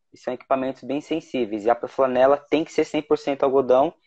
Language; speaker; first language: Portuguese; native; Portuguese